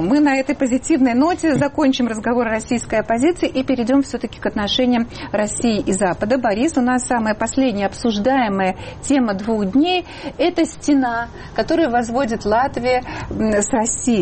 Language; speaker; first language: Russian; native; Russian